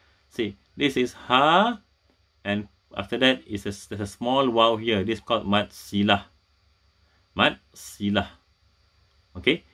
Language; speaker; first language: English; non-native, local second language; Malay